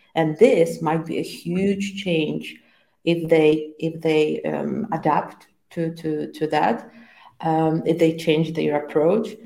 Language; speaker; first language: English; non-native, fluent; Polish